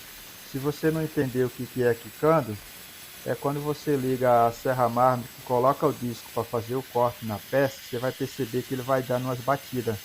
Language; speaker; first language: Portuguese; native; Portuguese